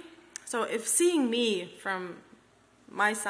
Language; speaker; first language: English; non-native, fluent; Kazakh